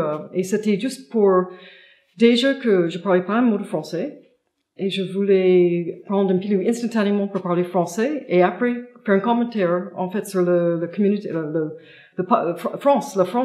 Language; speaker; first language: French; non-native, fluent; English